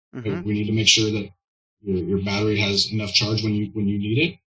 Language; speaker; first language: English; native; English